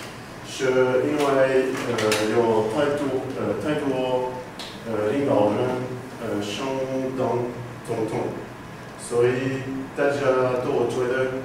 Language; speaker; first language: Chinese; non-native, learner; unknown